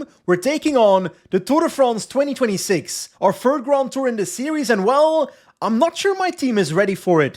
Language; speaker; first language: English; non-native, fluent; Dutch